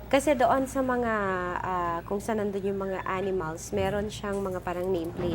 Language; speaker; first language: Filipino; native; Filipino